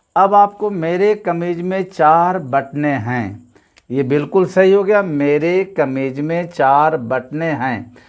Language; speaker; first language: Hindi; native; Hindi